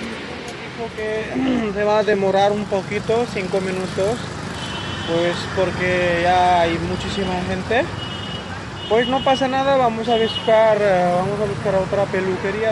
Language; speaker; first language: Spanish; non-native, fluent; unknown